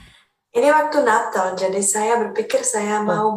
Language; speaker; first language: Indonesian; non-native, fluent; Czech